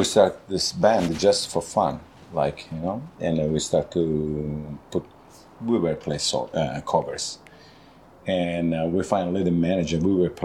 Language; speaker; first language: English; non-native, learner; Italian